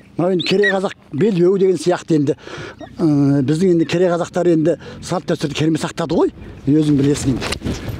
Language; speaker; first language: Kazakh; early bilingual, heritage; Kazakh